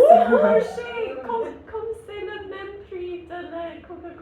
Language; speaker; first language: French; non-native, learner; Spanish